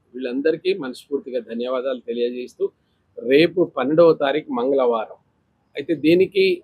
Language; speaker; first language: Telugu; non-native, local second language; Lambadi